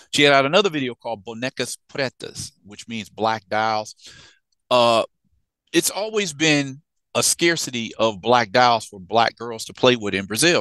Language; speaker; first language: English; native; English